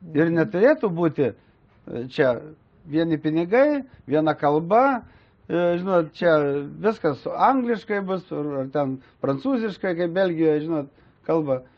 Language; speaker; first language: Lithuanian; native; Lithuanian